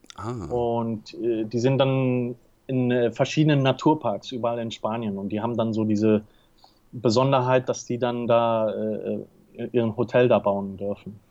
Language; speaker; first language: German; early bilingual, heritage; Spanish